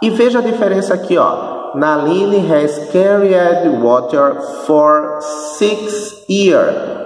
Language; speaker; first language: English; non-native, fluent; Portuguese